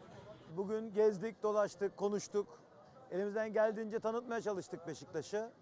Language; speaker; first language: Turkish; native; Turkish